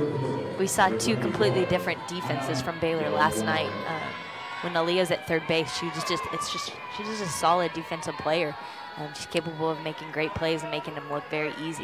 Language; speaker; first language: English; native; English